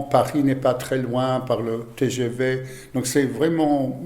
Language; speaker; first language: French; non-native, fluent; English